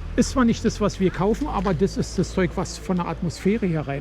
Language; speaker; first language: German; native; German